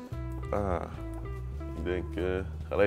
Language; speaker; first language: Dutch; non-native, learner; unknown